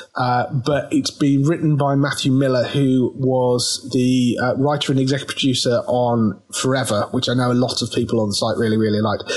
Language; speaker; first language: English; native; English